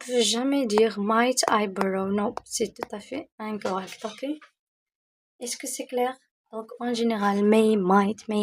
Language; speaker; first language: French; non-native, local second language; Arabic